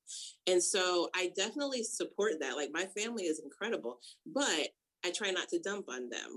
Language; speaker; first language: English; native; English